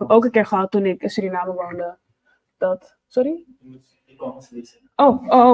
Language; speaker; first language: Dutch; native; Dutch